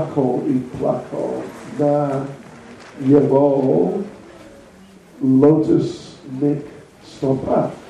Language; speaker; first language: Russian; non-native, learner; English